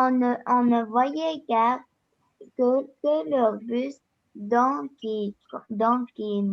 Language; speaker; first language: French; non-native, learner; Arabic